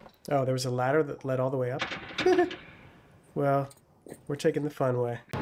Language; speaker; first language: English; native; English